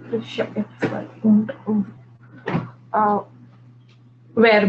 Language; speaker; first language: German; non-native, learner; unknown